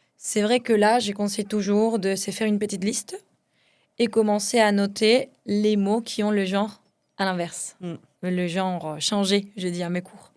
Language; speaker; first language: French; non-native, fluent; Spanish